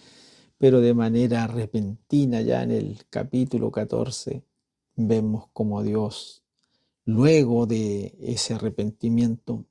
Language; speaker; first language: Spanish; native; Spanish